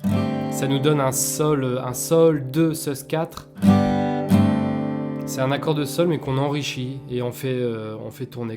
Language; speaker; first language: French; native; French